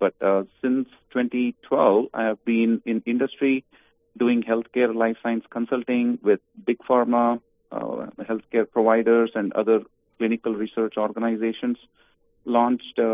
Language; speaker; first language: English; non-native, local second language; Kannada